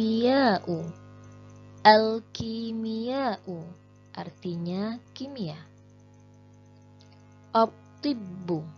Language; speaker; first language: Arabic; non-native, fluent; Indonesian